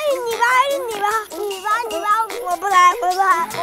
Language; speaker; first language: Chinese; early bilingual, heritage; Chinese